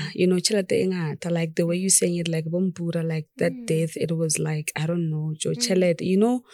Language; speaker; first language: English; non-native, local second language; Tswana